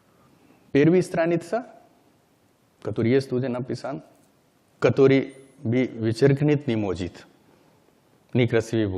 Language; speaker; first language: Russian; non-native, learner; Hindi